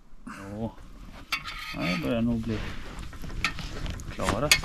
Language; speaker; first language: Swedish; native; Swedish